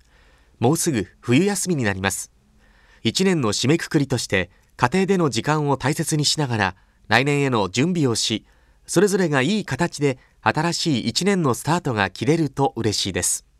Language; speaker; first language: Japanese; native; Japanese